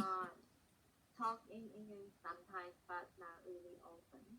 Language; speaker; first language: English; non-native, learner; Chinese